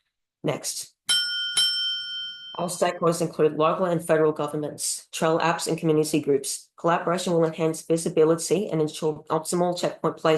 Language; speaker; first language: English; native; English